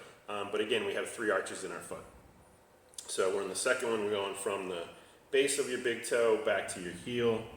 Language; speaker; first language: English; native; English